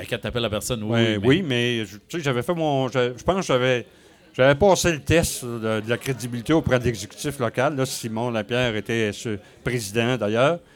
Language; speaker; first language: French; native; French